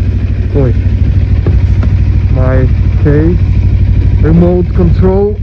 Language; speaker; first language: English; non-native, learner; Russian